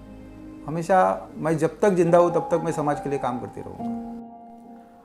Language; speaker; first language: Hindi; non-native, local second language; Marathi